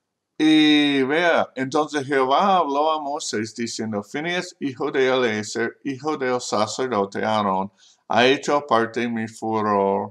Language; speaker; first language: Spanish; non-native, learner; English